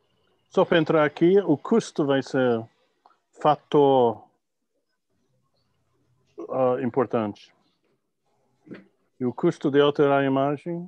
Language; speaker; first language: Portuguese; non-native, fluent; English